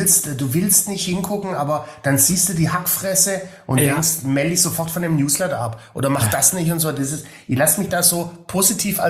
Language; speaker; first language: German; native; German